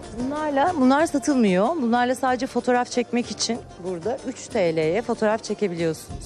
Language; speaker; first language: Turkish; native; Turkish